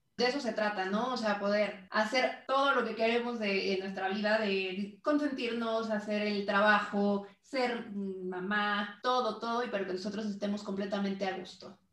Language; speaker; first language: Spanish; native; Spanish